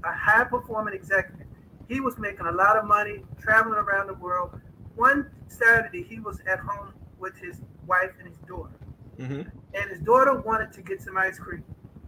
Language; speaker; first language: English; native; English